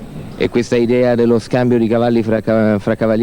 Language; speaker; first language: Italian; native; Italian